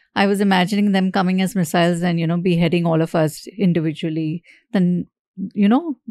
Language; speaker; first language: English; non-native, local second language; Hindi